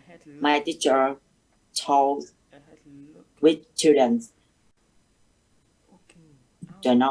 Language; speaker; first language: English; non-native, learner; Vietnamese